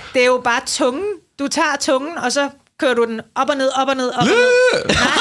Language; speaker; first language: Danish; early bilingual, other home language; Persian